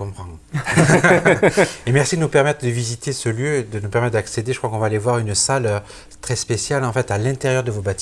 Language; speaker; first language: French; native; French